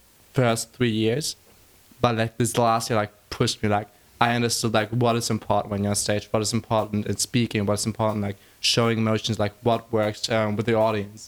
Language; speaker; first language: English; non-native, fluent; German